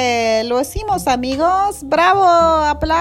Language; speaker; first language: Spanish; early bilingual, heritage; Spanish